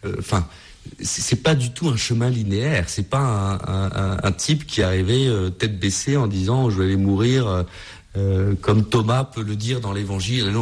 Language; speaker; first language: French; native; French